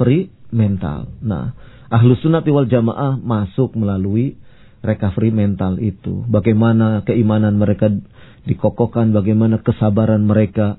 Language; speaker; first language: Indonesian; native; Indonesian